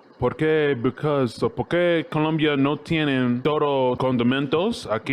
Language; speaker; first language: Spanish; non-native, learner; English